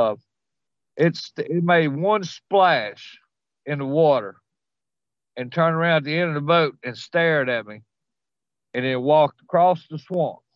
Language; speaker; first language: English; native; English